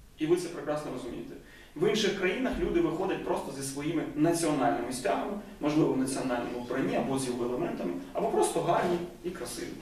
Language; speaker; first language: Ukrainian; native; Ukrainian